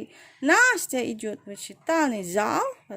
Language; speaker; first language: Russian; non-native, fluent; Indonesian